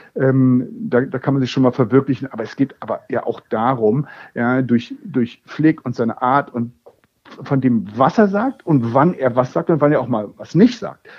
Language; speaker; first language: German; native; German